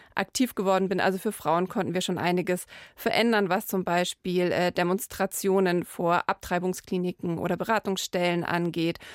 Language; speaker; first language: German; native; German